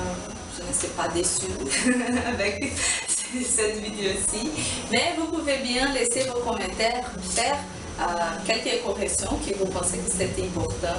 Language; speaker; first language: French; non-native, learner; Portuguese